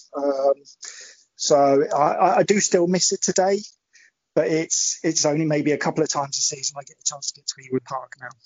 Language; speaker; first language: English; native; English